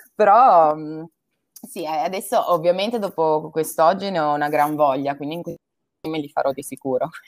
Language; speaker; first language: Italian; native; Italian